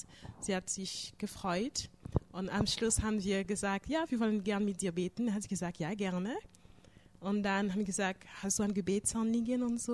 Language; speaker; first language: German; non-native, fluent; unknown